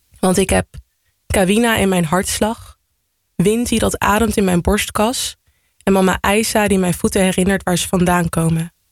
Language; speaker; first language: Dutch; early bilingual, other home language; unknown